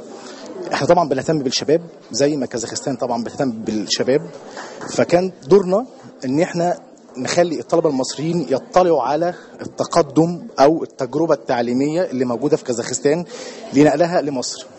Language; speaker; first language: Arabic; native; Arabic